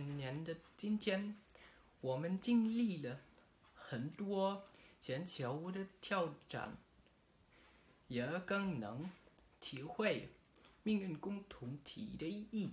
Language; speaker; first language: Chinese; non-native, learner; German